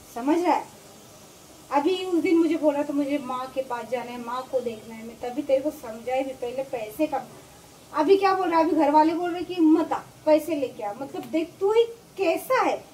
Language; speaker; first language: Hindi; non-native, local second language; Marathi